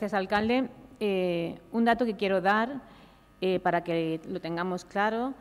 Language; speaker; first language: Spanish; native; Spanish